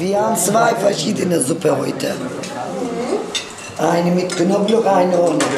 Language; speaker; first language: German; non-native, learner; Turkish